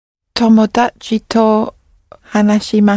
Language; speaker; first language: Japanese; non-native, learner; English